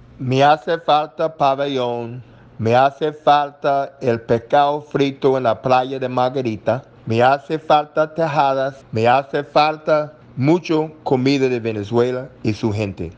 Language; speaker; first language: Spanish; non-native, learner; English